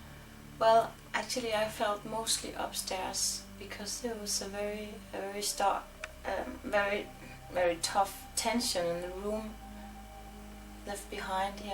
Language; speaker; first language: English; non-native, fluent; Danish